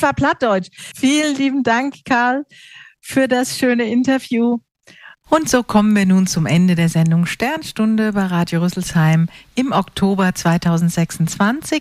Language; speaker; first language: German; native; German